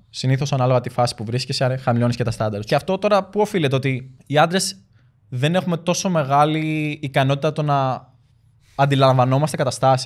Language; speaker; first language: Greek; early bilingual, other home language; Albanian